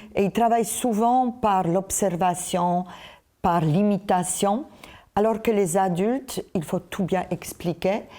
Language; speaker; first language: French; non-native, fluent; Polish